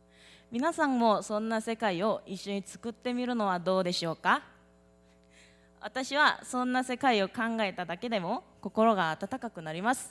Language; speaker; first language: Japanese; non-native, learner; Korean